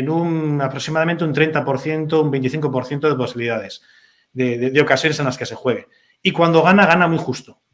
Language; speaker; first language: Spanish; native; Spanish